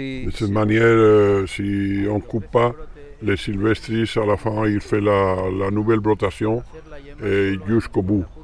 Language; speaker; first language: French; non-native, learner; Spanish